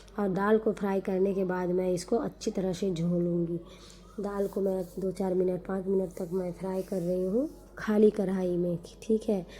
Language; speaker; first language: Hindi; non-native, local second language; Bangla